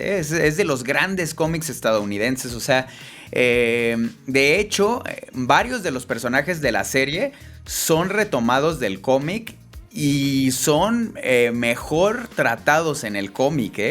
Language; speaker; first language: Spanish; native; Spanish